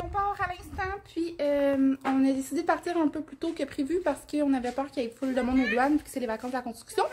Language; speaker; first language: French; native; French